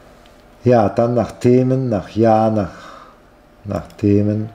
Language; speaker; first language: German; non-native, fluent; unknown